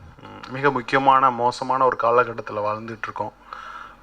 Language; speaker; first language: Tamil; native; Tamil